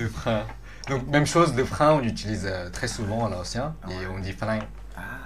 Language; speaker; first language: French; non-native, fluent; Lao